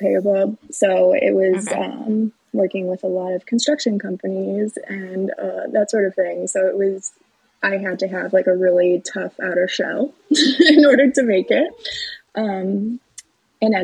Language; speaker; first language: English; native; English